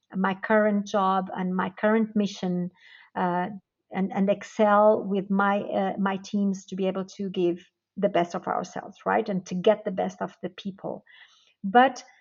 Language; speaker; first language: English; non-native, fluent; Portuguese